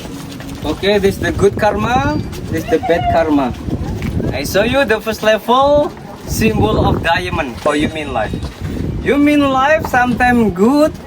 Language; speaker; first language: English; non-native, learner; Indonesian